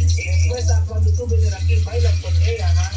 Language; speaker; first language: Spanish; non-native, learner; Filipino